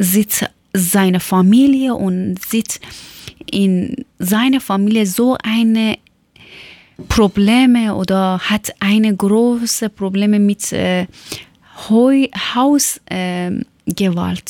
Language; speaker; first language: German; non-native, learner; Persian